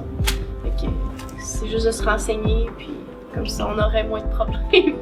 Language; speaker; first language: French; native; French